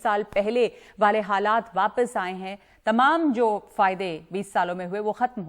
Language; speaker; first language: Hindi; native; Hindi